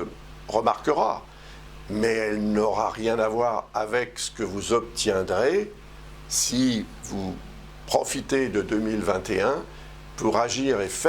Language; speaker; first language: French; native; French